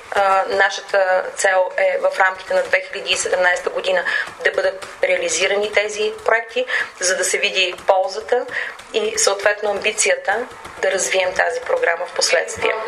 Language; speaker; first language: Bulgarian; native; Bulgarian